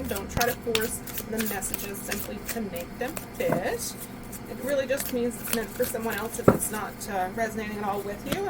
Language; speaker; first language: English; native; English